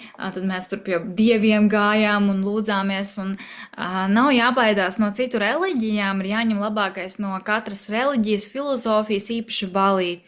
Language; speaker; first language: Latvian; native; Latvian